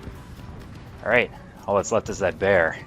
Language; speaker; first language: English; native; English